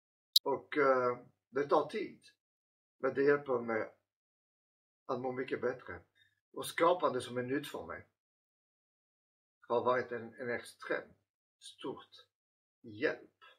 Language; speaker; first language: Swedish; non-native, fluent; French